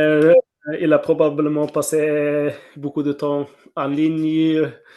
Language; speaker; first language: French; non-native, fluent; Norwegian